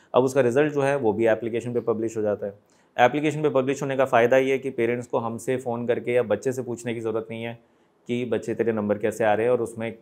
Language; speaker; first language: Hindi; native; Hindi